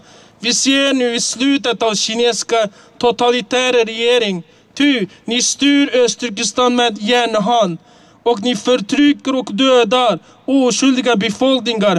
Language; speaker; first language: Swedish; non-native, fluent; Uyghur